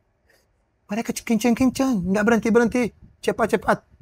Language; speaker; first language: Indonesian; non-native, learner; Portuguese